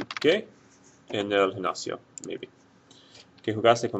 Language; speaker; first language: Spanish; non-native, fluent; English